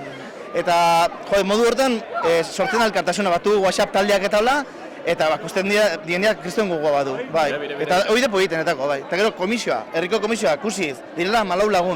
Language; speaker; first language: Basque; native; Basque